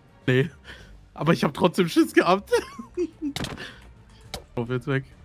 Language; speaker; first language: German; native; German